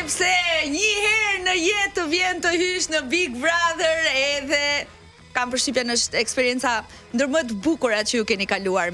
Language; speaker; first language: Albanian; native; Albanian